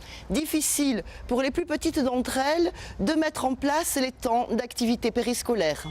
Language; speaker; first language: French; native; French